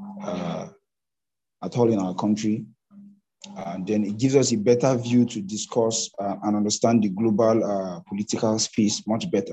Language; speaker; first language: English; non-native, local second language; Hausa